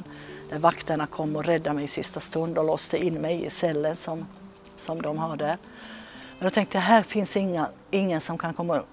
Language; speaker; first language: Swedish; early bilingual, other home language; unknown